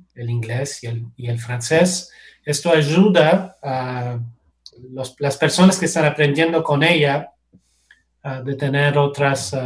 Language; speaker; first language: Spanish; non-native, fluent; English